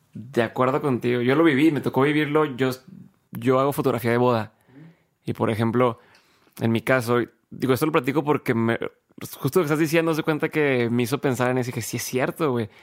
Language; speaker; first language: Spanish; native; Spanish